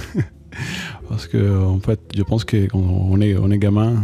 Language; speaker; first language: French; non-native, fluent; Spanish